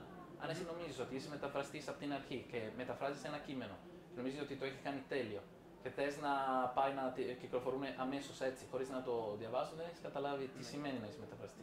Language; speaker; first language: Greek; non-native, fluent; Italian